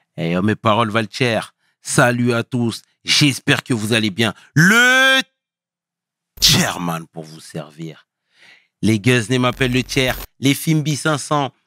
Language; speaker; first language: French; early bilingual, other home language; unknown